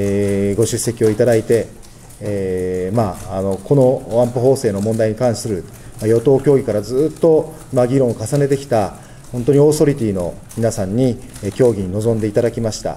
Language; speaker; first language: Japanese; native; Japanese